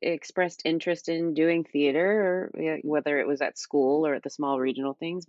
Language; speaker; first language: English; native; English